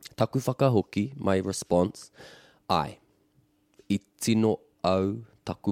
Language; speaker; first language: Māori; non-native, local second language; English